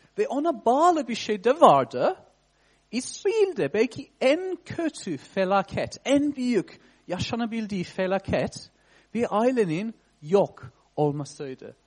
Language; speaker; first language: Turkish; non-native, fluent; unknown